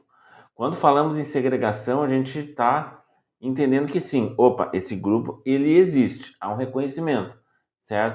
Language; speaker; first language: Portuguese; native; Portuguese